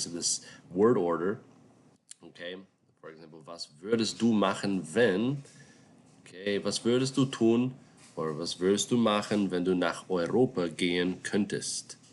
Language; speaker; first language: German; non-native, fluent; English